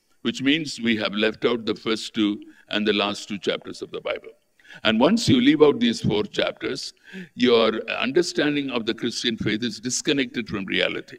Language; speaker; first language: English; non-native, local second language; Tamil